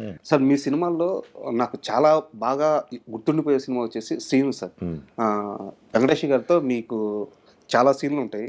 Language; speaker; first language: Telugu; native; Telugu